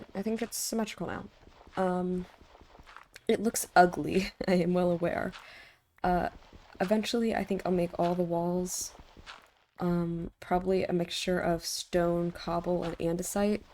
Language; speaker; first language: English; native; English